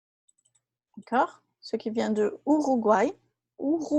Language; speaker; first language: French; non-native, fluent; Portuguese